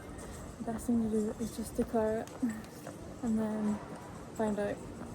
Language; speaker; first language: English; native; English